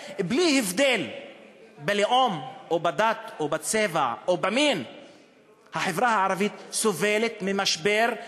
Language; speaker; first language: Hebrew; non-native, local second language; Arabic